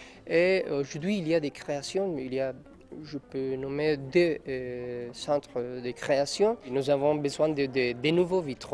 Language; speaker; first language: French; non-native, learner; Spanish